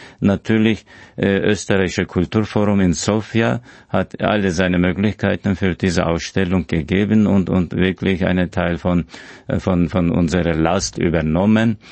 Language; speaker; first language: German; non-native, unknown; Kurdish